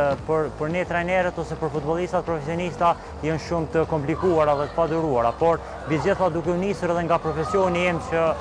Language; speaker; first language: Albanian; native; Albanian